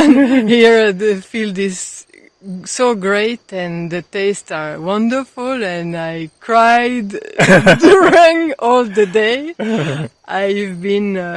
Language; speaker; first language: English; non-native, fluent; French